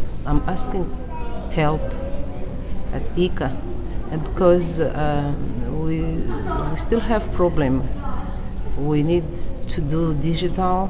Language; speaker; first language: English; non-native, learner; Portuguese